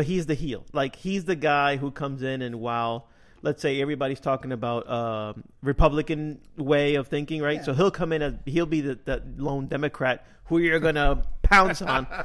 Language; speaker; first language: English; native; English